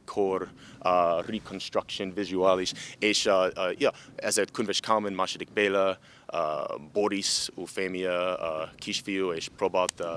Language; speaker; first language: Hungarian; non-native, learner; English